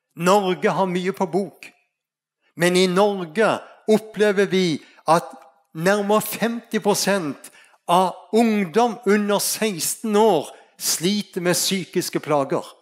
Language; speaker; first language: Norwegian; native; Norwegian